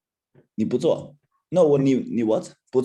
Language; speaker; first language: Chinese; non-native, fluent; English